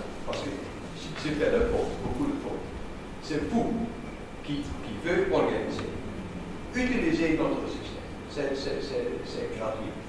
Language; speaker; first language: French; non-native, learner; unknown